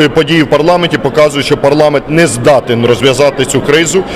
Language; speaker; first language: Ukrainian; native; Ukrainian